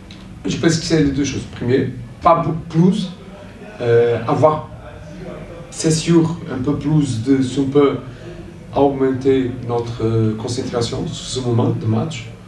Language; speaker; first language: French; non-native, fluent; Portuguese